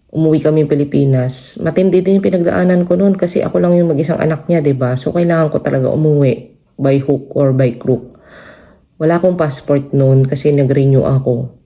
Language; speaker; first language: Filipino; non-native, local second language; Cebuano